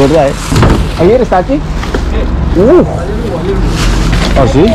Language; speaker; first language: Spanish; non-native, learner; Filipino